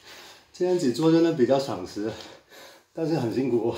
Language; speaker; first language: Chinese; non-native, local second language; Cantonese